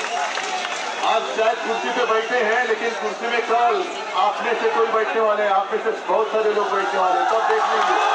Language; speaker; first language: Hindi; non-native, local second language; Marathi